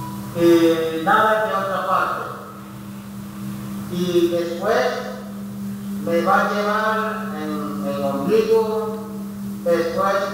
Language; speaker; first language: Spanish; non-native, local second language; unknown